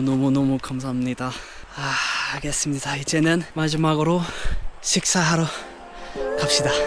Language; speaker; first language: Korean; non-native, learner; English